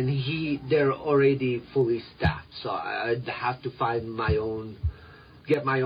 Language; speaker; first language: English; early bilingual, other home language; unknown